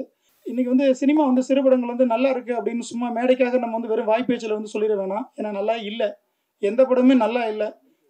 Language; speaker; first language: Tamil; native; Tamil